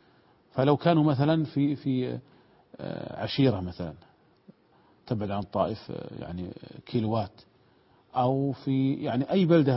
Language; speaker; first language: Arabic; native; Arabic